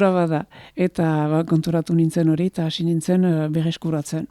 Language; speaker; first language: Basque; native; Basque